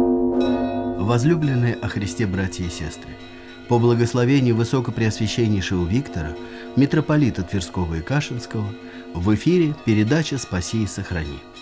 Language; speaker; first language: Russian; native; Russian